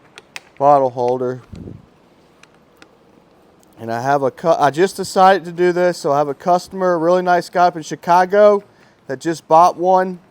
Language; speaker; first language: English; native; English